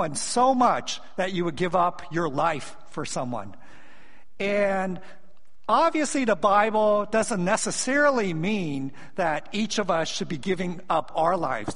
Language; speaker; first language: English; native; English